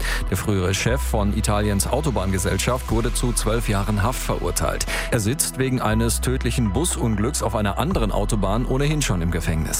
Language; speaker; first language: German; native; German